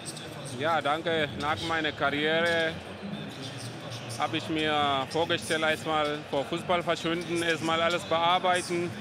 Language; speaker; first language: German; non-native, learner; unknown